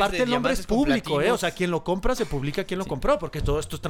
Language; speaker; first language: Spanish; native; Spanish